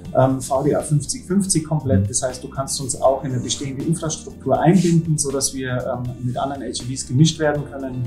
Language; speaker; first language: German; native; German